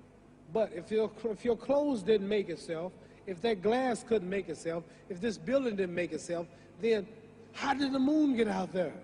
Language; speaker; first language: English; native; English